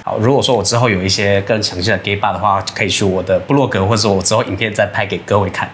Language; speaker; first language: Chinese; native; Chinese